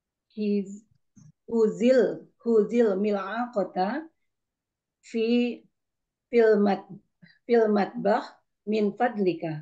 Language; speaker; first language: Arabic; non-native, learner; Indonesian